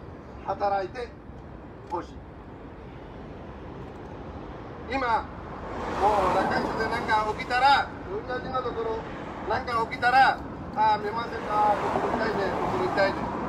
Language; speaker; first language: Japanese; non-native, fluent; Rohingya